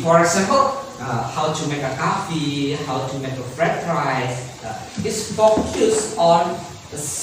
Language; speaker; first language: English; non-native, learner; Indonesian